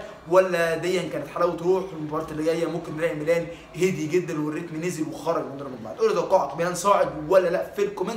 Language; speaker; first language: Arabic; native; Arabic